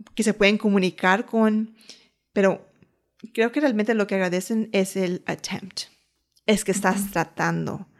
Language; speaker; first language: Spanish; early bilingual, heritage; Spanish